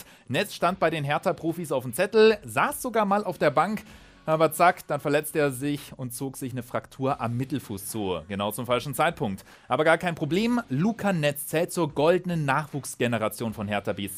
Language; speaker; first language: German; native; German